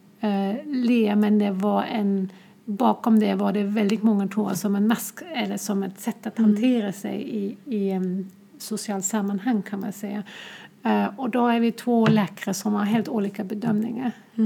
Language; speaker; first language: Swedish; non-native, fluent; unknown